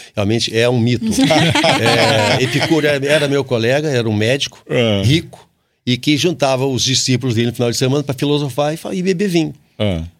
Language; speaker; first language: Portuguese; native; Portuguese